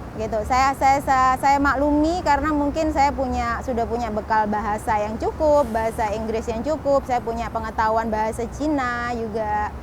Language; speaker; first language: Indonesian; native; Indonesian